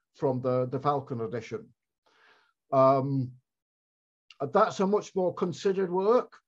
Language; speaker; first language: English; native; English